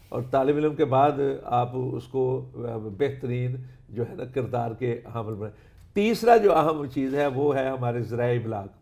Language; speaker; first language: Urdu; non-native, local second language; Punjabi